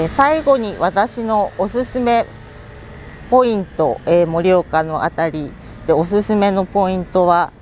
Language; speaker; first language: Japanese; native; Japanese